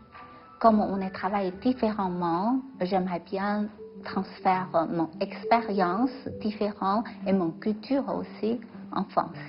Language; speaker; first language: French; non-native, fluent; Chinese